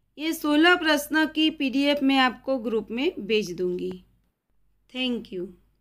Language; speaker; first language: Hindi; non-native, local second language; Gujarati